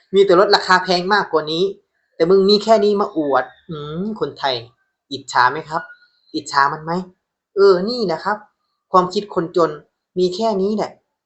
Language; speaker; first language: Thai; native; Thai